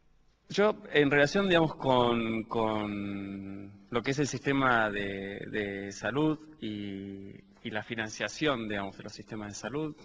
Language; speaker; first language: Spanish; native; Spanish